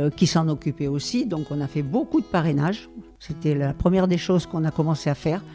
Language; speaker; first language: French; native; French